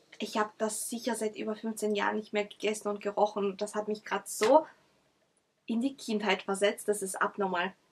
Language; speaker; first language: German; early bilingual, other home language; Russian